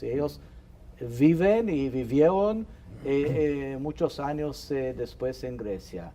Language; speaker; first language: Spanish; non-native, fluent; Hebrew